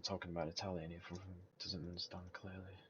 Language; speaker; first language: English; native; English